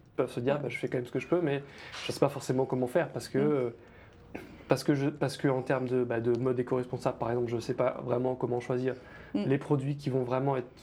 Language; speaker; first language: French; native; French